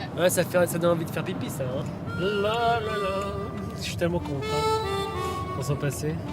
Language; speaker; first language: French; native; French